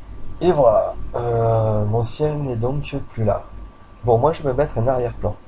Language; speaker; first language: French; native; French